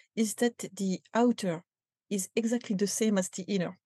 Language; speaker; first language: English; non-native, fluent; French